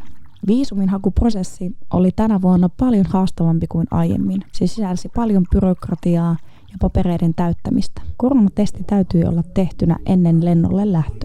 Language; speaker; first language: Finnish; native; Finnish